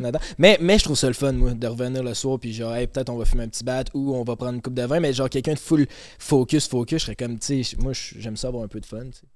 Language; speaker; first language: French; native; French